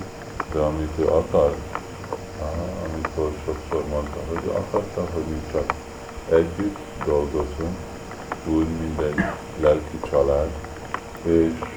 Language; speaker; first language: Hungarian; early bilingual, heritage; Hungarian